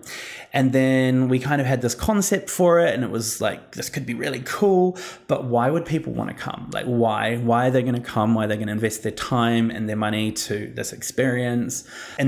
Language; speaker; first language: English; native; English